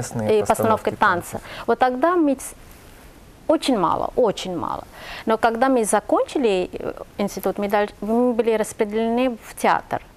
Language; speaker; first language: Russian; non-native, fluent; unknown